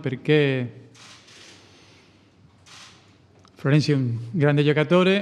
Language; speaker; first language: Italian; non-native, fluent; Spanish